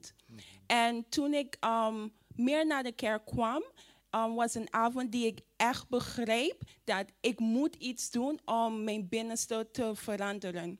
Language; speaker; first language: Dutch; non-native, fluent; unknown